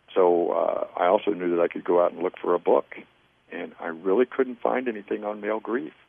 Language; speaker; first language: English; native; English